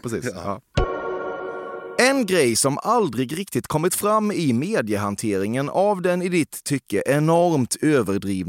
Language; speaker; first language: Swedish; native; Swedish